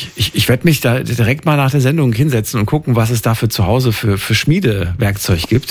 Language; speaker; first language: German; native; German